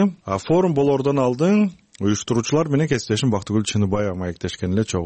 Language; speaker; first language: Kyrgyz; native; Kyrgyz